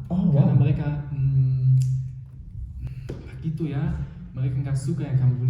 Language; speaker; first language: Indonesian; non-native, fluent; German